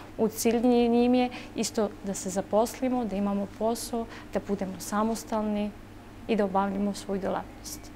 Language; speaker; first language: Serbian; non-native, local second language; Romany